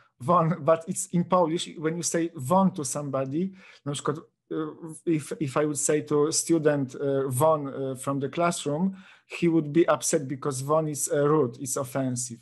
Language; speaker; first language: English; non-native, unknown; Polish